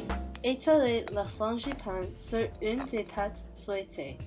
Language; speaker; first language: French; non-native, learner; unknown